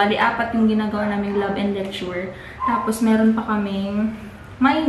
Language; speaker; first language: Filipino; non-native, local second language; Bikol